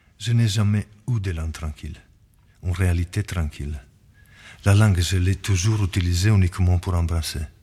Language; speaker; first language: French; non-native, fluent; Italian